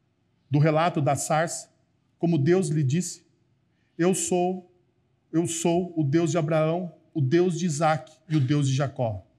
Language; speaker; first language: Portuguese; native; Portuguese